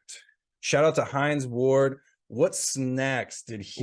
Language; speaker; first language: English; native; English